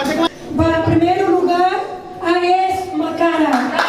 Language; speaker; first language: Portuguese; non-native, learner; Tetum